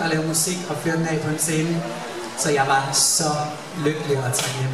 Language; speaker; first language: Danish; native; Danish